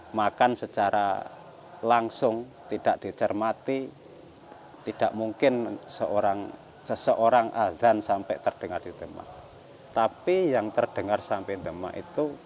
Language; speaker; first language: Indonesian; non-native, local second language; Javanese